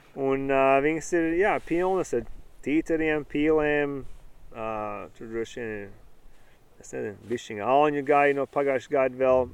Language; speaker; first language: Latvian; early bilingual, heritage; Latvian